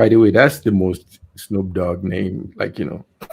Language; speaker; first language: English; native; English